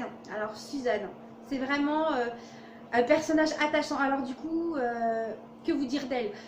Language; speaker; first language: French; native; French